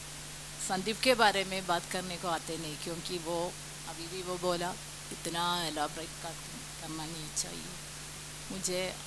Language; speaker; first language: Hindi; non-native, local second language; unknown